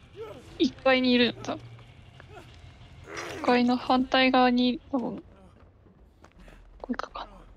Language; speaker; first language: Japanese; native; Japanese